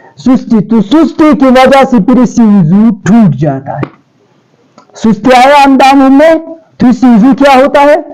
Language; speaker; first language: Urdu; non-native, local second language; Pashto